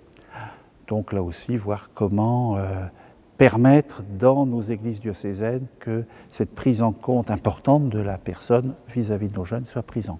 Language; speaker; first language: French; native; French